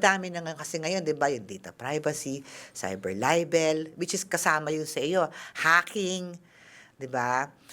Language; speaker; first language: Filipino; native; Filipino